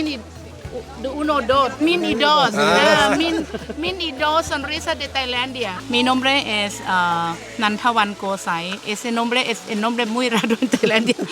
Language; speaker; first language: Spanish; non-native, learner; Thai